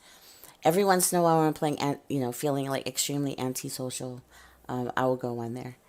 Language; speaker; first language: English; native; English